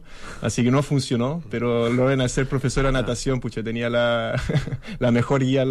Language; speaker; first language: Spanish; native; Spanish